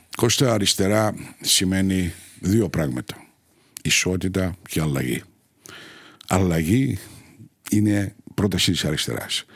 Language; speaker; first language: Greek; non-native, local second language; Turkish